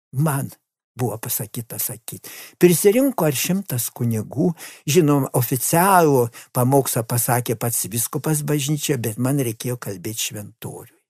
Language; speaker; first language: Lithuanian; native; Lithuanian